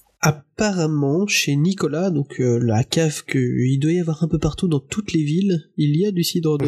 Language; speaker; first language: French; native; French